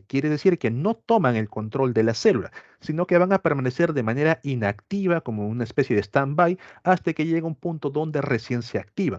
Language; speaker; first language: Spanish; native; Spanish